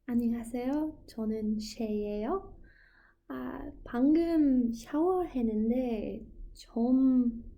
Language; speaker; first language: Korean; non-native, learner; English